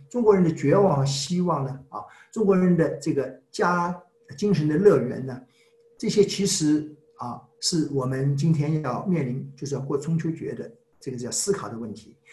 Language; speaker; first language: Chinese; native; Chinese